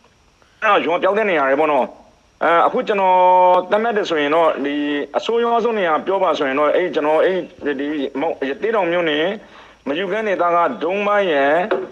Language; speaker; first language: Burmese; native; Burmese